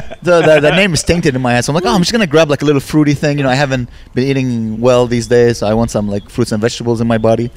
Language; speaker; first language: English; native; English